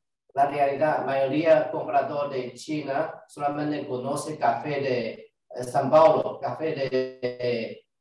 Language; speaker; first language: Spanish; non-native, learner; Chinese